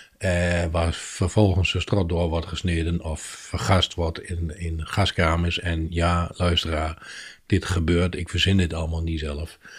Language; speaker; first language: Dutch; native; Dutch